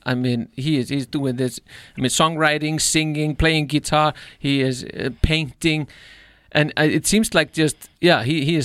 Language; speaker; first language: English; non-native, fluent; Icelandic